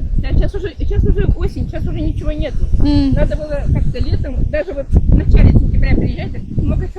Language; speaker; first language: Russian; native; Russian